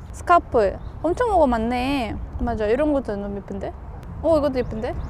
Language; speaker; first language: Korean; non-native, learner; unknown